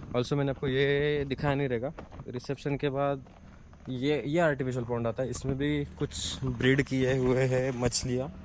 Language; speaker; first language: Hindi; non-native, local second language; Marathi